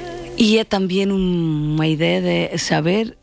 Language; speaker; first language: Spanish; non-native, fluent; Portuguese